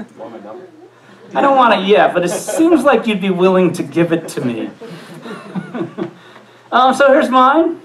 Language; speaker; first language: English; native; English